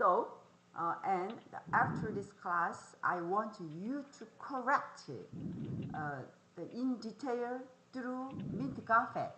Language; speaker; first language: English; non-native, fluent; Korean